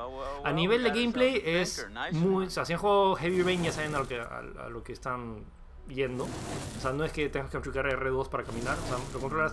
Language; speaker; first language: Spanish; native; Spanish